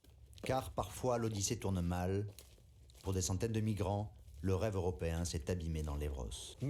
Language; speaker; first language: French; native; French